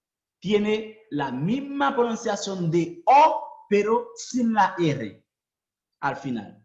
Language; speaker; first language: Spanish; non-native, fluent; Haitian Creole